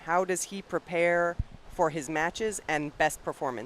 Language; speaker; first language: English; native; English